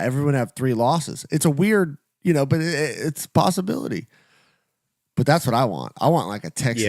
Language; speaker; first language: English; native; English